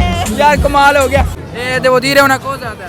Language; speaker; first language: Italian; non-native, learner; Urdu